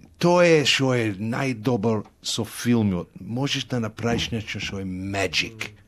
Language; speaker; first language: Macedonian; early bilingual, heritage; Macedonian